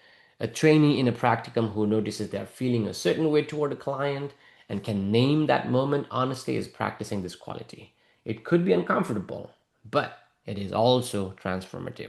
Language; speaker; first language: English; non-native, fluent; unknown